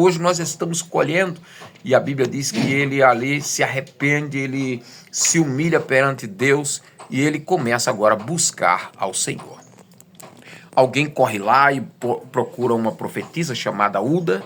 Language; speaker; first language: Portuguese; native; Portuguese